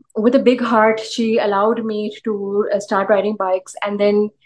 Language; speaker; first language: English; early bilingual, other home language; Urdu